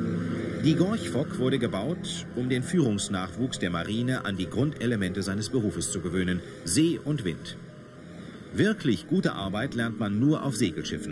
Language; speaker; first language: German; native; German